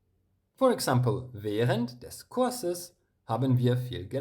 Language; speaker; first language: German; non-native, fluent; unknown